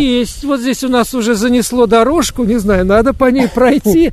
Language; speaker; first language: Russian; native; Russian